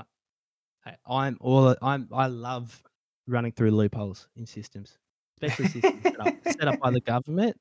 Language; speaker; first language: English; native; English